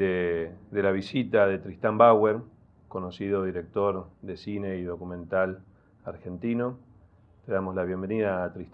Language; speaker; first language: Spanish; native; Spanish